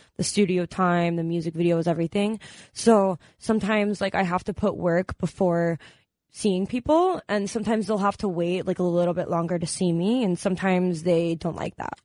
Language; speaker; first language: English; native; English